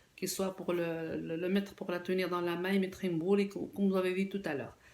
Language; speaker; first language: French; non-native, local second language; Arabic